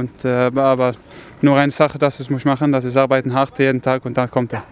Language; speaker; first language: German; non-native, learner; Norwegian